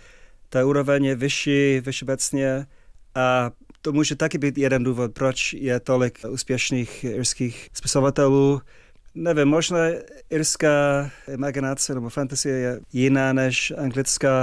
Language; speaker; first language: Czech; non-native, fluent; English